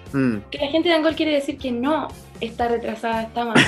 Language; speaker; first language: Spanish; native; Spanish